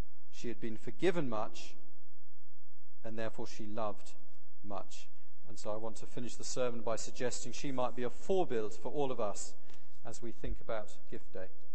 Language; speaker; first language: English; native; English